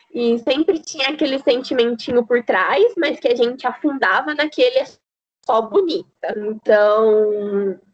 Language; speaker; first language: Portuguese; native; Portuguese